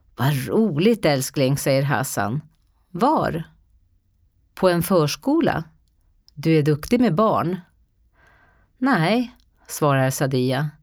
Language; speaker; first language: Swedish; native; Swedish